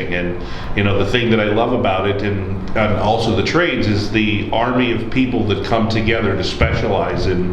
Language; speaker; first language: English; native; English